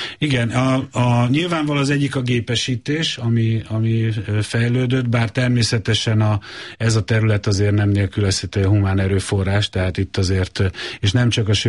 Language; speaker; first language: Hungarian; native; Hungarian